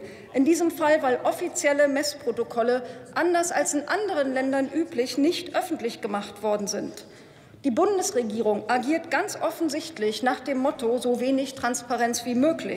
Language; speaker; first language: German; native; German